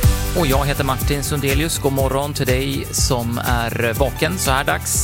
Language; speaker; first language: Swedish; native; Swedish